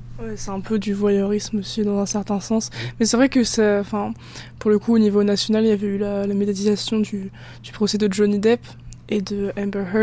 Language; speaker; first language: French; native; French